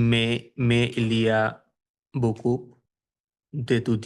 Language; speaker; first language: French; non-native, learner; Bangla